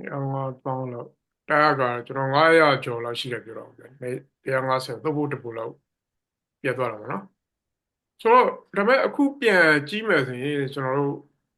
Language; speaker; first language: Burmese; native; Burmese